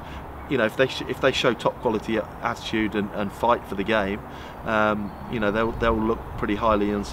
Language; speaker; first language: English; native; English